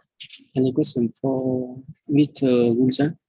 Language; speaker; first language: English; non-native, fluent; Vietnamese